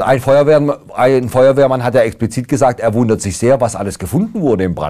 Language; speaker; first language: German; native; German